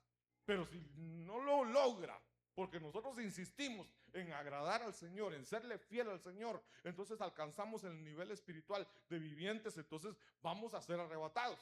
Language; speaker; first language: Spanish; native; Spanish